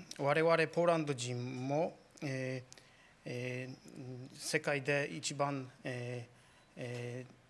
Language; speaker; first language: Japanese; non-native, fluent; Polish